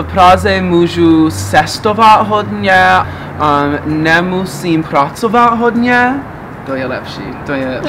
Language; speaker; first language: Czech; early bilingual, heritage; English